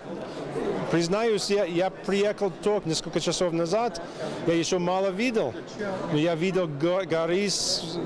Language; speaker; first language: Russian; non-native, fluent; English